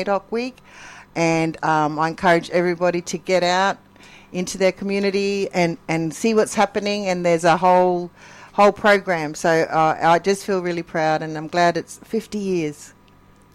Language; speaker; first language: English; native; English